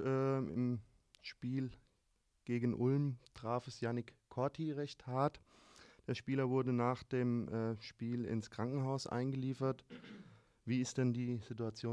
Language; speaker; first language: German; native; German